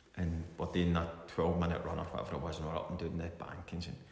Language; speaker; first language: English; native; English